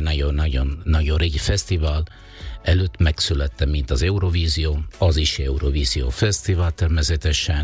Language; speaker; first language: Hungarian; non-native, fluent; Italian